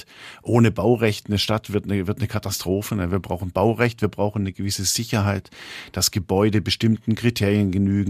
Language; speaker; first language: German; native; German